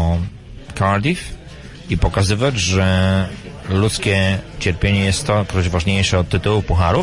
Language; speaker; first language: Polish; native; Polish